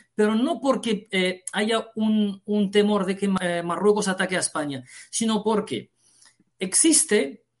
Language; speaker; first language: Spanish; early bilingual, heritage; Arabic